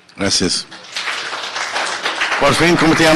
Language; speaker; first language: Spanish; early bilingual, heritage; English